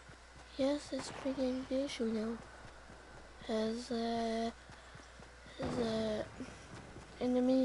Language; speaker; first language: English; non-native, learner; French